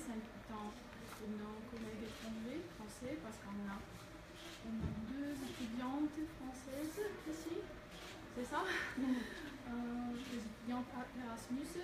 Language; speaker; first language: French; non-native, fluent; Bulgarian